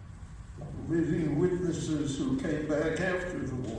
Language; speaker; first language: English; early bilingual, other home language; Yiddish